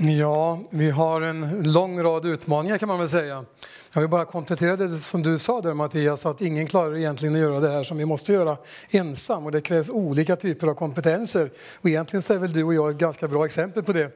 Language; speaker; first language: Swedish; native; Swedish